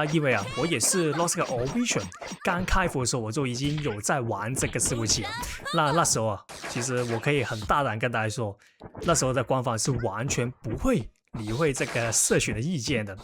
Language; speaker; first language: Chinese; non-native, local second language; Cantonese